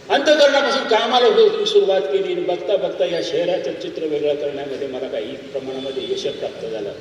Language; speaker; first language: Marathi; native; Marathi